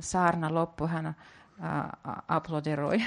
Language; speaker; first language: Finnish; non-native, fluent; Russian